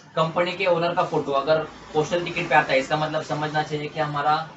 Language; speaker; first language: Hindi; non-native, local second language; Marathi